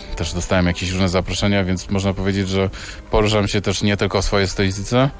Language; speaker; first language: Polish; native; Polish